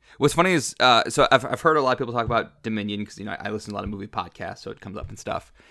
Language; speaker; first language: English; native; English